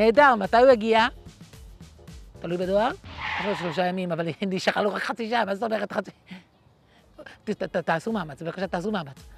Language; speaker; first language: Hebrew; native; Hebrew